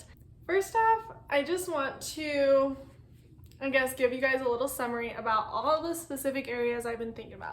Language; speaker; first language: English; native; English